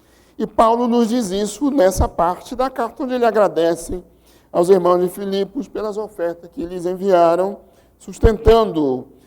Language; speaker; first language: Portuguese; native; Portuguese